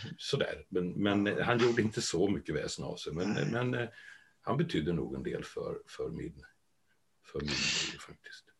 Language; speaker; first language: Swedish; native; Swedish